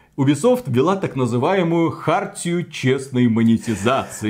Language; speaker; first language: Russian; native; Russian